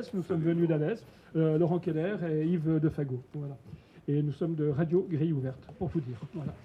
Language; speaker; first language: French; native; French